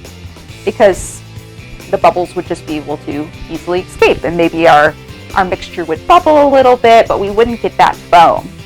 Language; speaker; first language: English; native; English